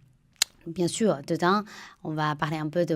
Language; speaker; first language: French; non-native, fluent; Chinese